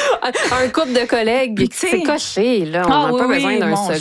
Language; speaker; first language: French; native; French